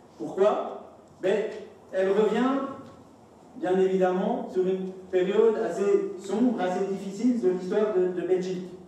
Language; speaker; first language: French; native; French